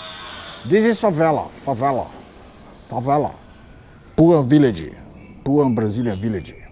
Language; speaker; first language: English; non-native, learner; Portuguese